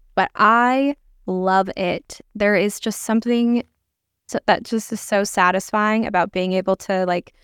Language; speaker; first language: English; native; English